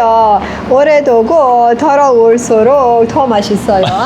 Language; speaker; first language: Korean; non-native, learner; Persian